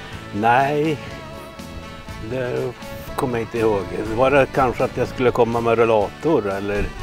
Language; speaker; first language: Swedish; native; Swedish